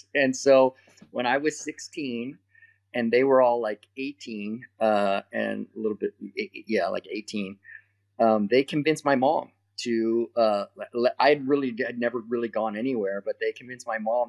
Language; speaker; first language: English; native; English